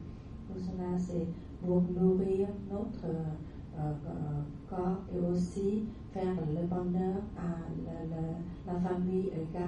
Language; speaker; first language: French; non-native, learner; Vietnamese